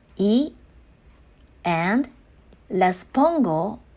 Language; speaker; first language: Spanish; non-native, learner; Japanese